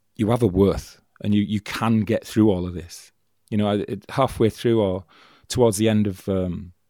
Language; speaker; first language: English; native; English